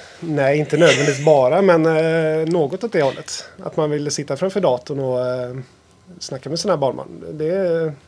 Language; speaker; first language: Swedish; native; Swedish